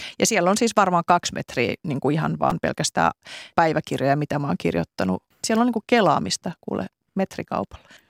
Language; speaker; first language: Finnish; native; Finnish